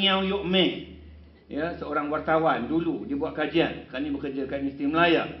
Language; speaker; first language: Malay; non-native, local second language; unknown